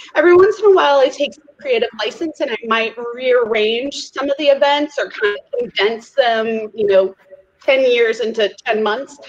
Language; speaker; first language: English; native; English